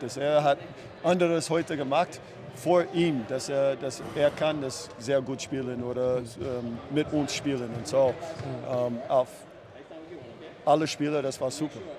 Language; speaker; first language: German; non-native, learner; English